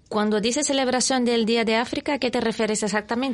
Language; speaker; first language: Spanish; native; Spanish